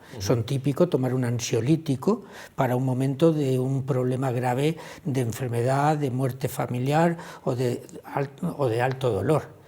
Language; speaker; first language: Spanish; native; Spanish